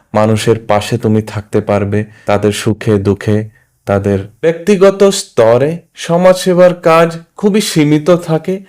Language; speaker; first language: Bangla; early bilingual, heritage; Bangla